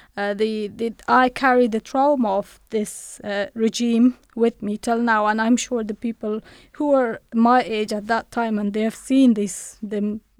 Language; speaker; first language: English; non-native, fluent; Persian